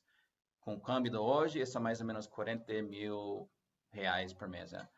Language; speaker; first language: Portuguese; non-native, learner; English